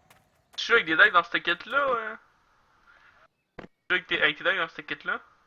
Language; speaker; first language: French; native; French